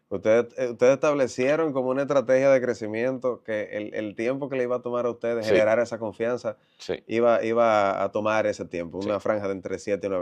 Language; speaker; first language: Spanish; native; Spanish